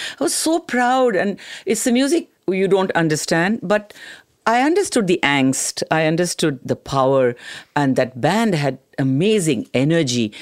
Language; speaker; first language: English; non-native, local second language; Tamil